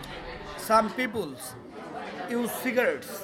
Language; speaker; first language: English; non-native, learner; Bangla